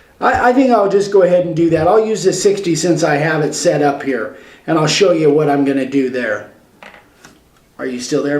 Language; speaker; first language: English; native; English